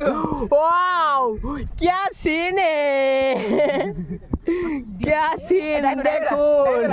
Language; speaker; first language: Hindi; non-native, learner; Bangla